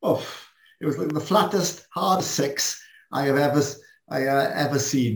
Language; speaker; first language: English; non-native, local second language; Welsh